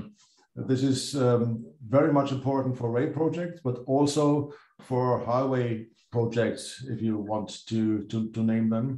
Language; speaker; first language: English; non-native, fluent; German